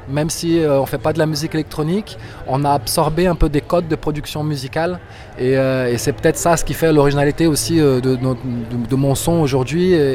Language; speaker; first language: French; non-native, fluent; Portuguese